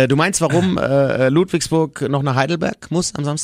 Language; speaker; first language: German; native; German